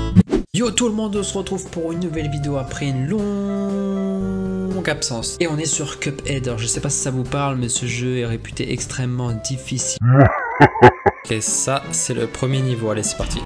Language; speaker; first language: French; native; French